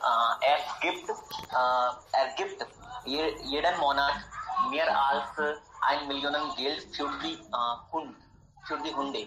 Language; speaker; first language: German; non-native, learner; Hindi